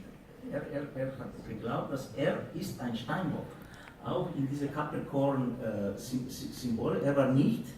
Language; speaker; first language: German; non-native, fluent; Slovenian